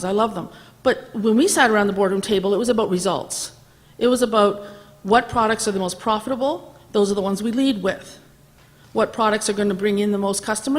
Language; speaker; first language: English; native; English